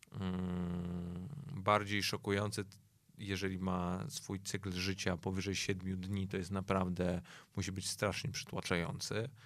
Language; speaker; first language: Polish; native; Polish